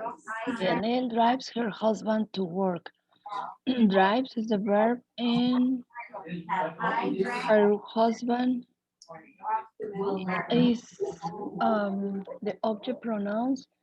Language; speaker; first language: English; non-native, learner; Spanish